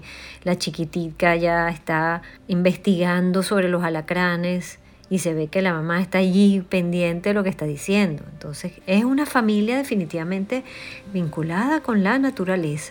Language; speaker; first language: Spanish; native; Spanish